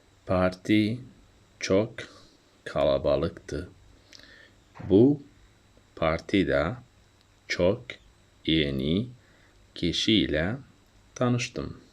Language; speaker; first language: Turkish; non-native, learner; Central Kurdish